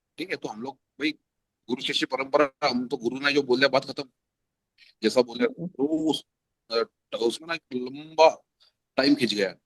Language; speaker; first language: Hindi; native; Hindi